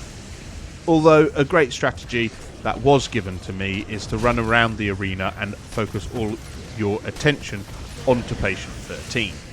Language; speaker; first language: English; native; English